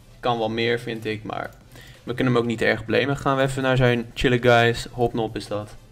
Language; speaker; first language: Dutch; native; Dutch